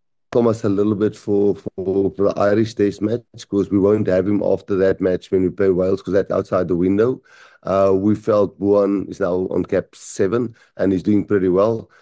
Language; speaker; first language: English; non-native, local second language; Afrikaans